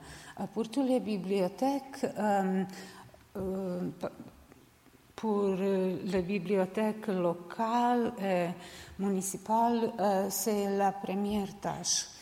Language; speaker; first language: French; non-native, learner; Serbian